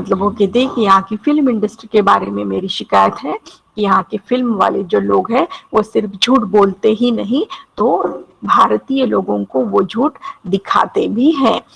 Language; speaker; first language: Hindi; non-native, local second language; Marathi